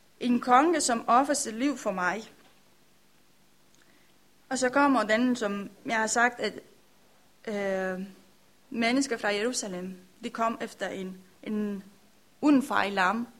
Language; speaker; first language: Danish; non-native, learner; Romanian